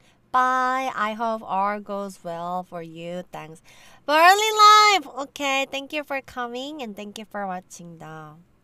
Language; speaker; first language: English; non-native, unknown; Korean